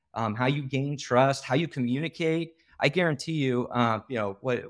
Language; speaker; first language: English; native; English